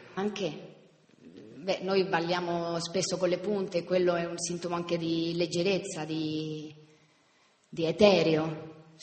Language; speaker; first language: Italian; non-native, fluent; Spanish